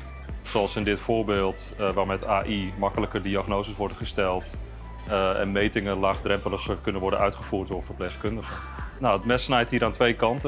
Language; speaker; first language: Dutch; native; Dutch